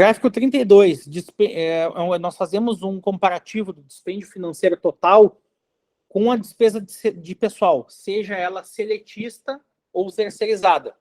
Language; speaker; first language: Portuguese; native; Portuguese